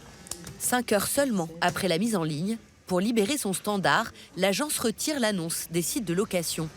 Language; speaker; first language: French; native; French